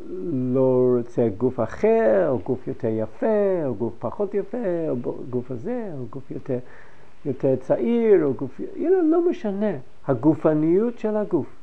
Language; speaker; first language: Hebrew; non-native, fluent; English